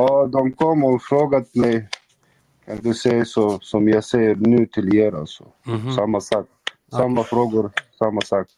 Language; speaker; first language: Swedish; non-native, local second language; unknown